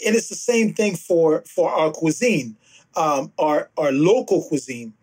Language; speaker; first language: English; early bilingual, other home language; Haitian Creole